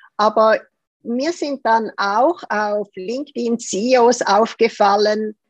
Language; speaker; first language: German; native; German